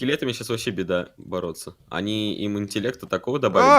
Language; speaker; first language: Russian; native; Russian